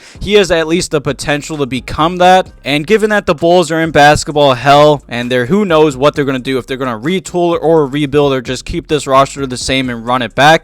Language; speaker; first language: English; native; English